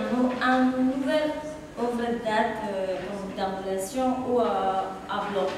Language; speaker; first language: French; non-native, fluent; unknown